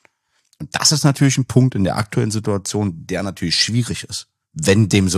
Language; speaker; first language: German; native; German